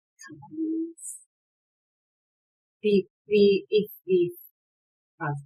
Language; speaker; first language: English; non-native, learner; Japanese